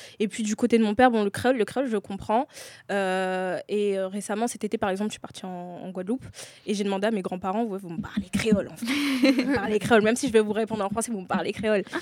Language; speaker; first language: French; early bilingual, other home language; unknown